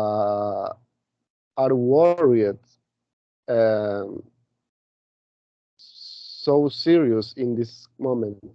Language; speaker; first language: English; non-native, learner; Spanish